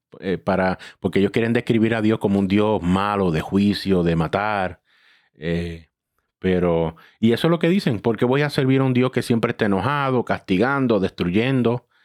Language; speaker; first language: Spanish; early bilingual, heritage; Spanish